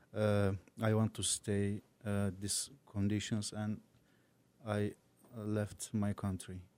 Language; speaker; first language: English; non-native, learner; Turkish